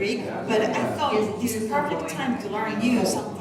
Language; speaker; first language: English; non-native, learner; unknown